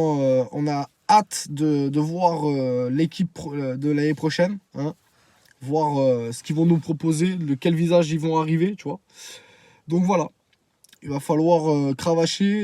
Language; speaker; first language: French; native; French